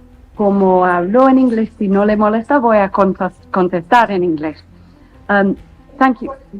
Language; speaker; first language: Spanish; non-native, fluent; English